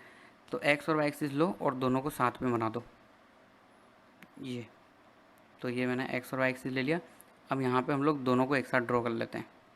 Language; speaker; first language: Hindi; native; Hindi